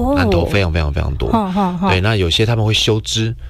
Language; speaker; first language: Chinese; native; Chinese